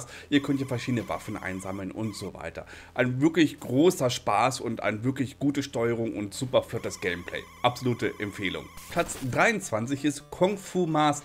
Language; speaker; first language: German; native; German